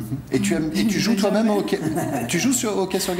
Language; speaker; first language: French; native; French